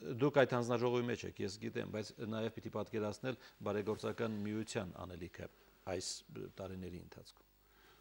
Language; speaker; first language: Armenian; native; Armenian